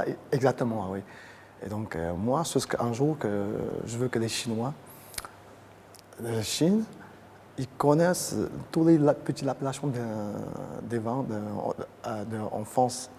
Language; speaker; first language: French; non-native, fluent; Chinese